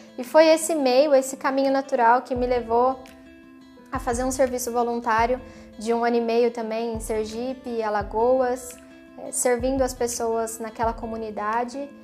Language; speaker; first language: Portuguese; native; Portuguese